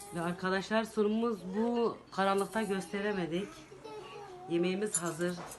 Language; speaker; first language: Turkish; non-native, local second language; Kurdish